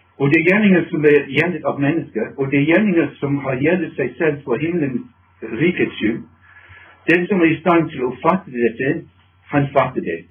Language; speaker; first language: Norwegian; non-native, fluent; English